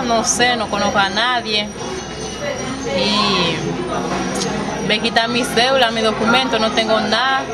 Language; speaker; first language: Spanish; non-native, local second language; Haitian Creole